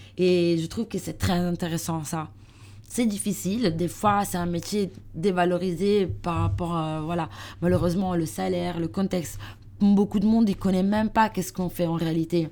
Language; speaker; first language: French; non-native, learner; Italian